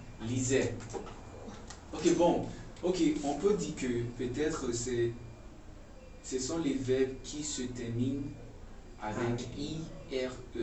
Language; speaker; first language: French; non-native, fluent; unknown